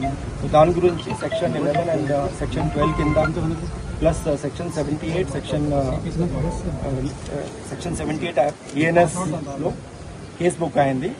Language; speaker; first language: Telugu; non-native, learner; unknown